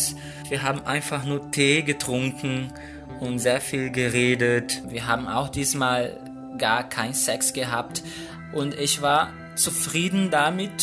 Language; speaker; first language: German; non-native, fluent; Portuguese